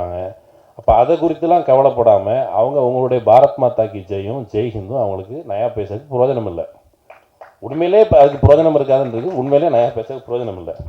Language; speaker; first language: Tamil; native; Tamil